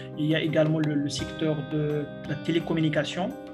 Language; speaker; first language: French; non-native, local second language; Arabic